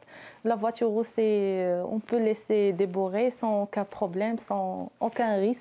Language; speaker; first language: French; non-native, local second language; Arabic